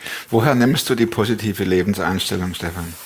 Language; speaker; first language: German; native; German